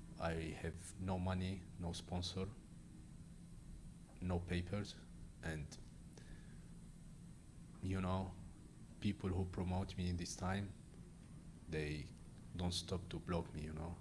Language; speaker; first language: English; non-native, learner; Arabic